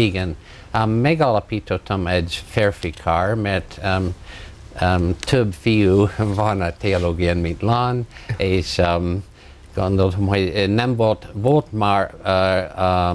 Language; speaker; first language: Hungarian; non-native, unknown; English